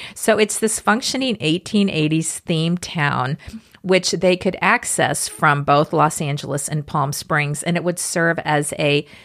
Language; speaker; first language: English; native; English